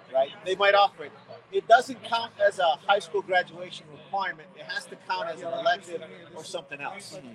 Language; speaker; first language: English; early bilingual, other home language; Spanish